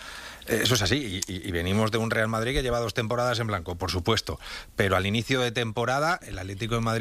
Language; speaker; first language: Spanish; native; Spanish